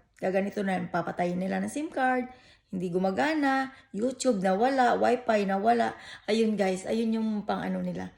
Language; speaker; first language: Filipino; native; Filipino